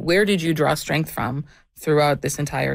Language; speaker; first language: English; native; English